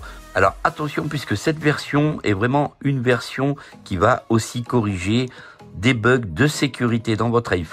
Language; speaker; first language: French; native; French